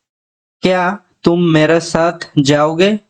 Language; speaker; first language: Hindi; non-native, fluent; Bangla